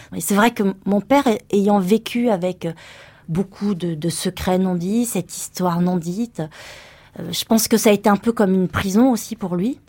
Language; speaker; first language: French; early bilingual, other home language; Vietnamese